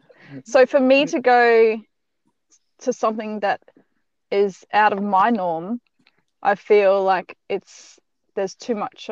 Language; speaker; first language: English; native; English